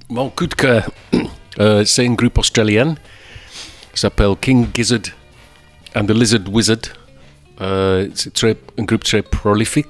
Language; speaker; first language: French; non-native, fluent; English